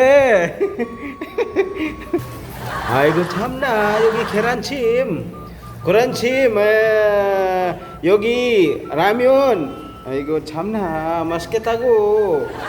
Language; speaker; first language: Korean; non-native, learner; Filipino